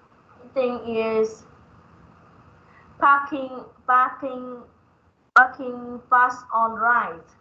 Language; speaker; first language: English; non-native, learner; Vietnamese